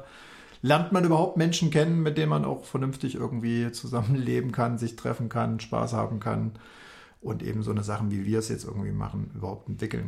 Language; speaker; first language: German; native; German